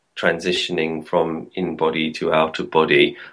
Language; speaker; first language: English; native; English